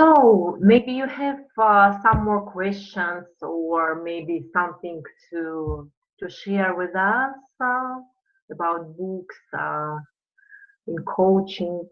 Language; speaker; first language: English; non-native, fluent; Russian